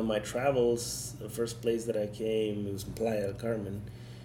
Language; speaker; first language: English; non-native, fluent; Spanish